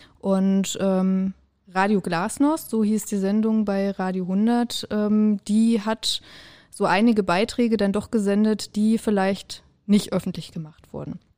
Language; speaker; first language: German; native; German